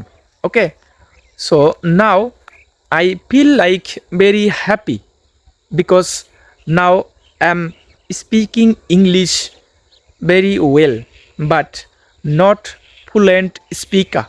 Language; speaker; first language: English; non-native, learner; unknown